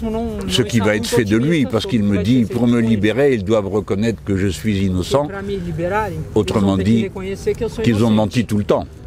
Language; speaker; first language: French; native; French